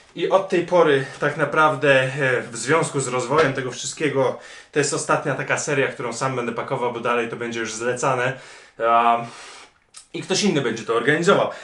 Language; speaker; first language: Polish; early bilingual, heritage; Polish